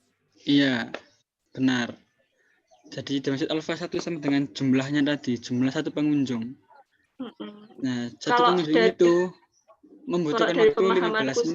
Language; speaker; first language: Indonesian; native; Indonesian